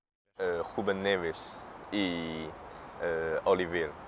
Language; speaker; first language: Portuguese; non-native, learner; Chinese